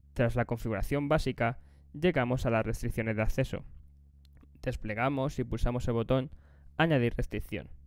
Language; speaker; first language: Spanish; native; Spanish